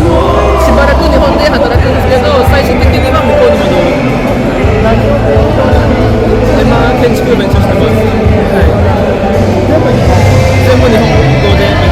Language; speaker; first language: Japanese; non-native, fluent; Khmer